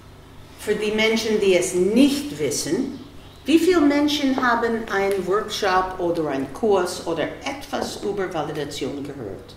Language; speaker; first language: German; non-native, fluent; English